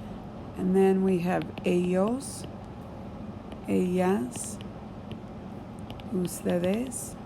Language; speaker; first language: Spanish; non-native, fluent; English